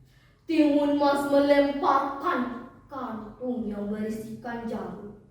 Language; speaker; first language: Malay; non-native, local second language; Balinese